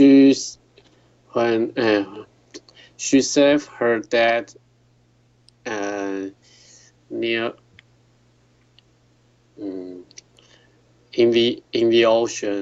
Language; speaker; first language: English; non-native, learner; Chinese